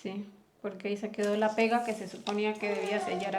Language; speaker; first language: Spanish; native; Spanish